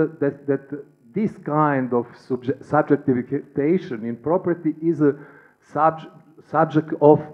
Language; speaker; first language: English; non-native, learner; Serbian